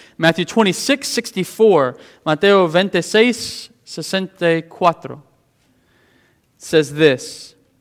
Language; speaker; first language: English; native; English